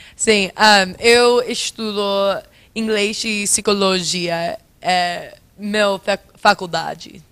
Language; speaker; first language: Portuguese; non-native, fluent; English